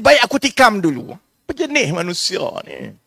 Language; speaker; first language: Malay; native; Malay